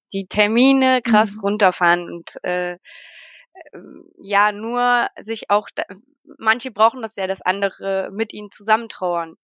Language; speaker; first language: German; native; German